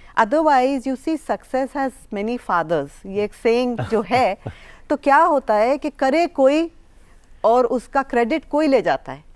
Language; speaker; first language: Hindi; non-native, local second language; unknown